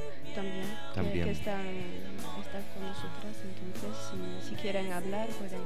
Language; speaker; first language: Spanish; non-native, fluent; French